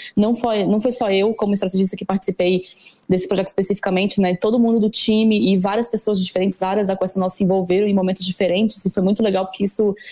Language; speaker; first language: Portuguese; native; Portuguese